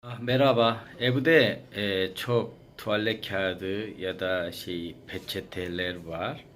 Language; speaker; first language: Turkish; non-native, learner; Korean